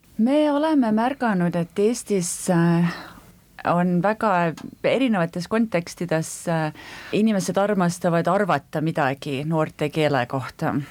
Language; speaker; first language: Estonian; early bilingual, heritage; Estonian